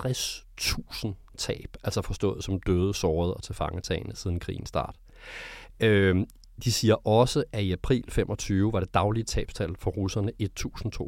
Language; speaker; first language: Danish; native; Danish